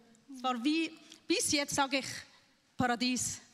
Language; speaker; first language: German; non-native, learner; Arabic